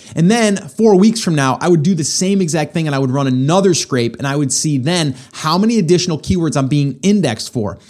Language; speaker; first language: English; native; English